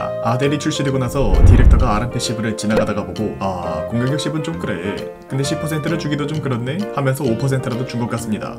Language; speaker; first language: Korean; native; Korean